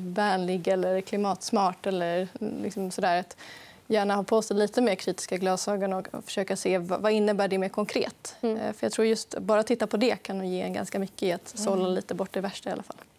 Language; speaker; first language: Swedish; native; Swedish